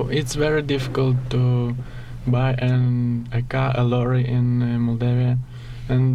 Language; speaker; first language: English; non-native, learner; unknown